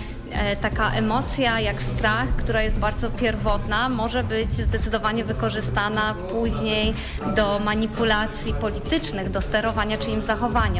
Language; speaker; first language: Polish; native; Polish